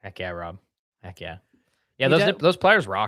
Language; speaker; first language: English; native; English